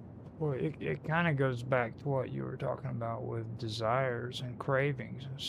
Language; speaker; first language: English; native; English